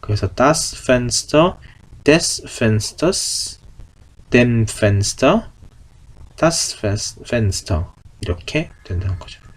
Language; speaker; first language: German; non-native, fluent; Korean